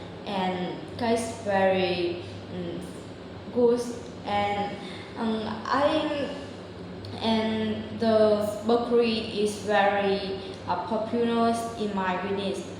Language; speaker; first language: English; non-native, learner; Vietnamese